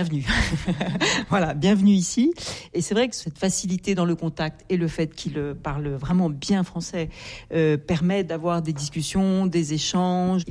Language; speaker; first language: French; native; French